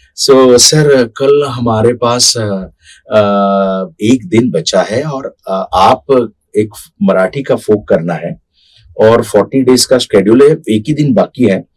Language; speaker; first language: Hindi; non-native, local second language; Marathi